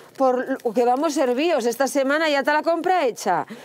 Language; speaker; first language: Spanish; native; Spanish